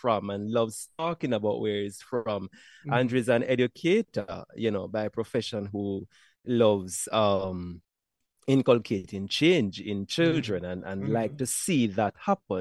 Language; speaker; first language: English; non-native, local second language; Jamaican Creole English